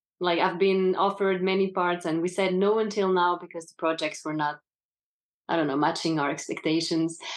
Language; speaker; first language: English; non-native, fluent; French